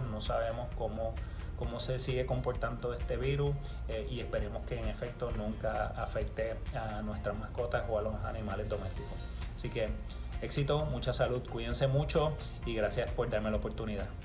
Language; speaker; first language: Spanish; native; Spanish